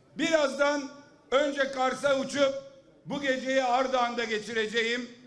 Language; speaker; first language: Turkish; native; Turkish